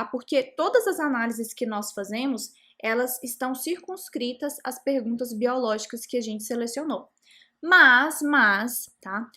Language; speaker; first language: Portuguese; native; Portuguese